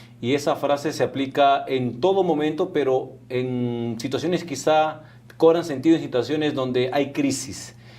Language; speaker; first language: Spanish; native; Spanish